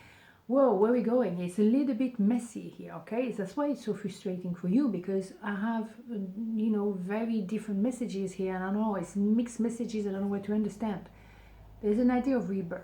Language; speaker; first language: English; non-native, fluent; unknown